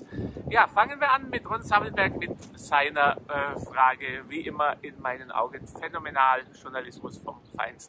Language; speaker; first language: German; native; German